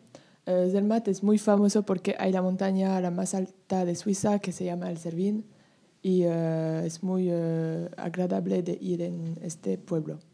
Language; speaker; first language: Spanish; non-native, learner; French